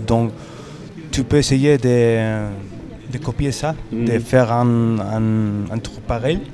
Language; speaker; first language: French; non-native, learner; Spanish